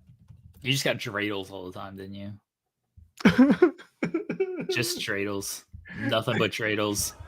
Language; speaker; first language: English; native; English